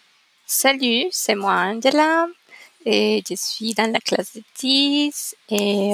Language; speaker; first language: French; non-native, learner; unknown